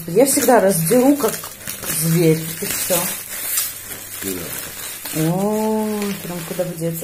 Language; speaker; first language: Russian; native; Russian